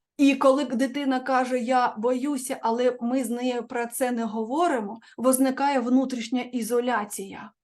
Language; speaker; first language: Ukrainian; non-native, local second language; Russian